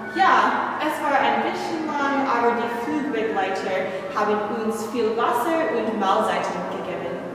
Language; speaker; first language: German; non-native, learner; English